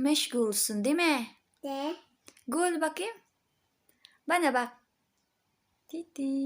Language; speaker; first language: Turkish; non-native, learner; Filipino